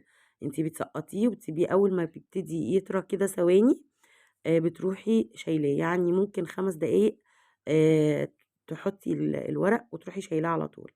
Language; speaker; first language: Arabic; native; Arabic